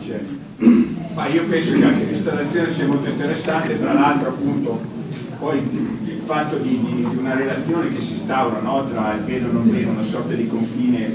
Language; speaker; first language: Italian; native; Italian